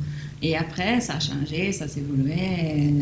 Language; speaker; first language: French; non-native, fluent; Italian